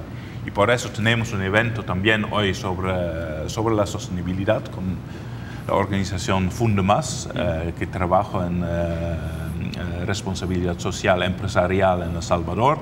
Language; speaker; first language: Spanish; non-native, fluent; Dutch